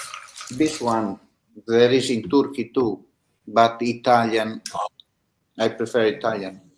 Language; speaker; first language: English; non-native, learner; Italian